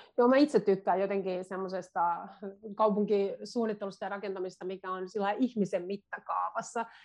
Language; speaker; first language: Finnish; native; Finnish